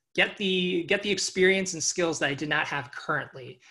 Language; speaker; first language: English; native; English